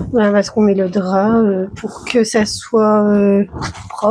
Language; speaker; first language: French; native; French